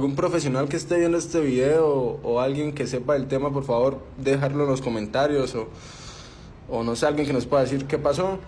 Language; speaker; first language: Spanish; native; Spanish